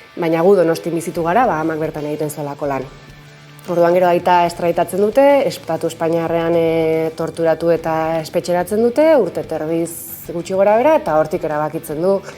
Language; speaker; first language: Basque; native; Basque